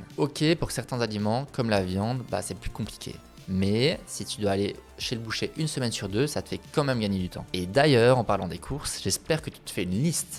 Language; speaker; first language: French; native; French